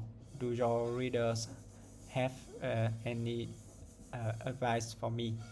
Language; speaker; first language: English; non-native, learner; Vietnamese